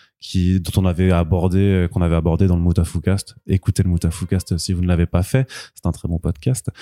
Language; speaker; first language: French; native; French